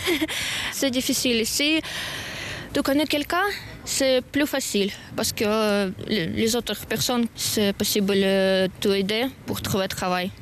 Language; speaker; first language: French; non-native, learner; Ukrainian